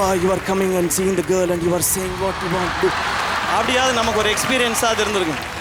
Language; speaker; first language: Tamil; native; Tamil